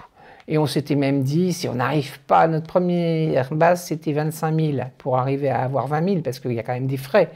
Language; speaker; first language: French; native; French